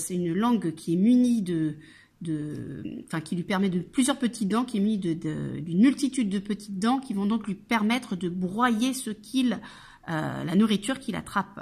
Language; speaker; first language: French; native; French